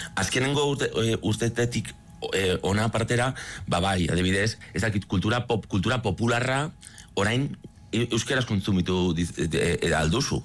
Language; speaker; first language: Basque; non-native, local second language; Spanish